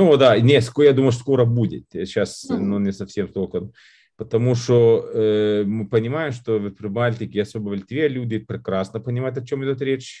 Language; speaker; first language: Russian; non-native, fluent; Lithuanian